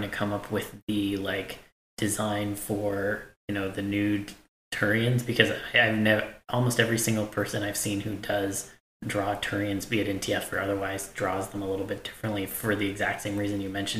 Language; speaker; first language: English; native; English